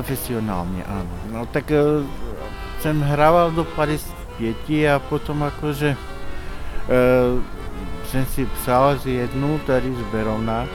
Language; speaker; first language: Czech; non-native, local second language; Slovak